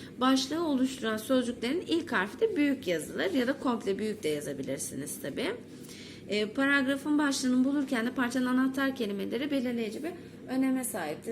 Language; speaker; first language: Turkish; native; Turkish